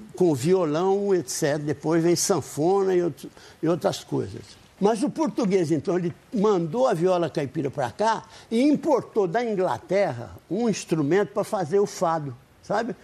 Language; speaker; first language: Portuguese; native; Portuguese